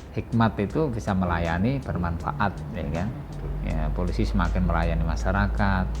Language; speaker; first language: Indonesian; native; Indonesian